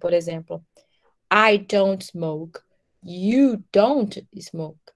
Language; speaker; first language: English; non-native, fluent; Portuguese